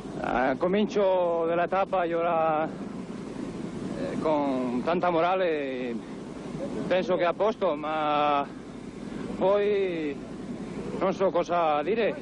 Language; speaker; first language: Italian; non-native, learner; Spanish